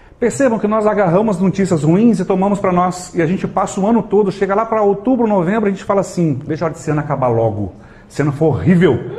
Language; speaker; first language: Portuguese; native; Portuguese